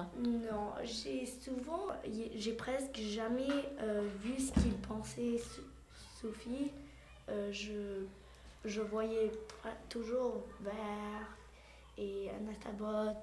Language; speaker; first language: French; early bilingual, heritage; French